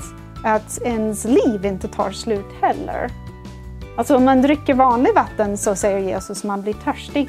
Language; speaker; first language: Swedish; non-native, fluent; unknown